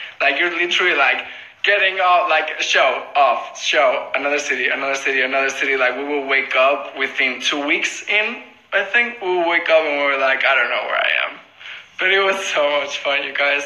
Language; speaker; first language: English; non-native, fluent; Spanish